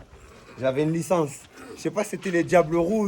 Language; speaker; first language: French; native; French